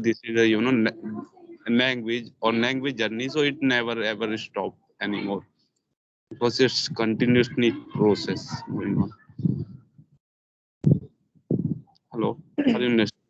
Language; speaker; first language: English; non-native, learner; Hindi